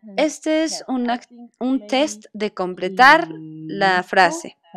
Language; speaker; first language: Spanish; non-native, fluent; Chinese